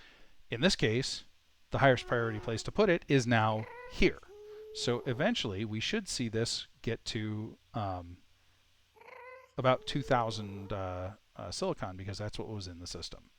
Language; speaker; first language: English; native; English